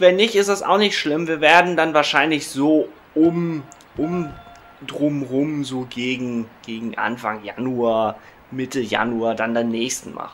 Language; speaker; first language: German; native; German